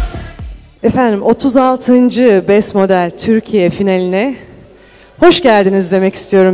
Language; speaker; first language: Turkish; native; Turkish